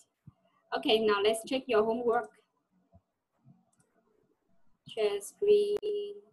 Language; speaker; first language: English; non-native, fluent; Vietnamese